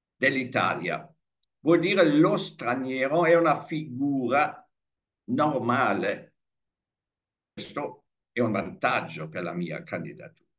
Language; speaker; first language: Italian; non-native, fluent; German